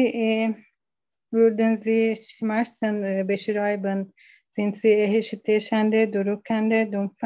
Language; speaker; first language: German; non-native, learner; Turkish